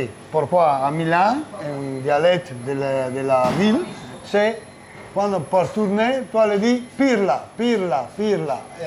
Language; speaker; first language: French; non-native, learner; Italian